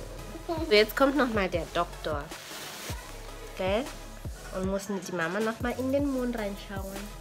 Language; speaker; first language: German; native; German